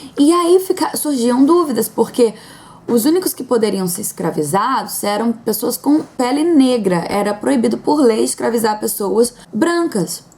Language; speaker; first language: Portuguese; native; Portuguese